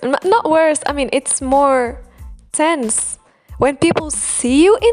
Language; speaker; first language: English; non-native, fluent; Arabic